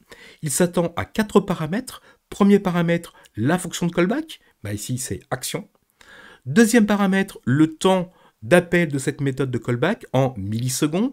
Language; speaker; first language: French; native; French